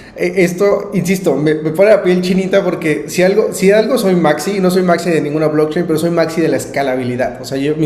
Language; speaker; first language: Spanish; native; Spanish